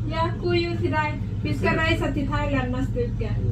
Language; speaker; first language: Norwegian; non-native, learner; Thai